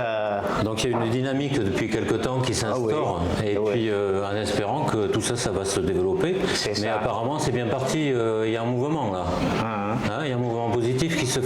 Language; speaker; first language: French; native; French